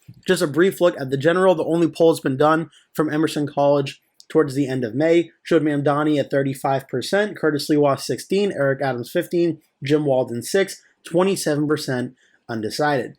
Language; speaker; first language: English; native; English